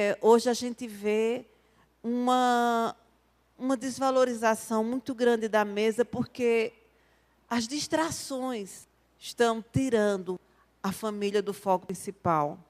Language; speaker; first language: Portuguese; native; Portuguese